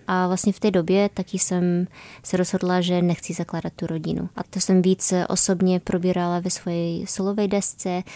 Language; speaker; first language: Czech; non-native, fluent; Polish